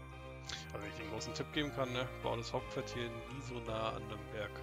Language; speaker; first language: German; native; German